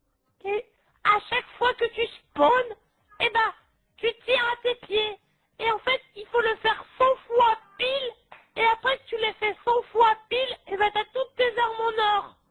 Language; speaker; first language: French; native; French